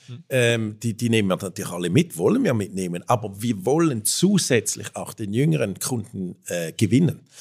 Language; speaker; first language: German; native; German